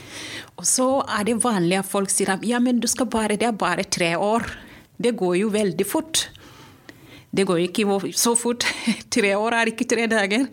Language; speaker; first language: Norwegian; non-native, fluent; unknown